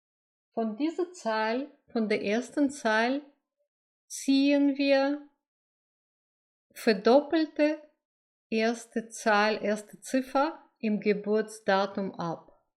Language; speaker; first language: German; non-native, fluent; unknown